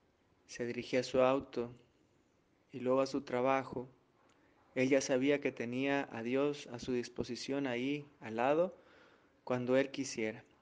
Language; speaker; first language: Spanish; native; Spanish